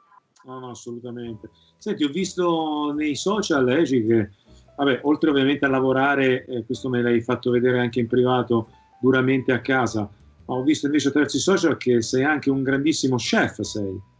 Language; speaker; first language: Italian; native; Italian